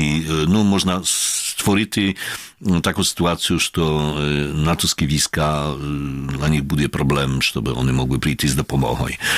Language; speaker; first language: Ukrainian; non-native, fluent; Polish